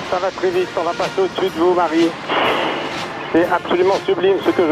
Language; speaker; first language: French; native; French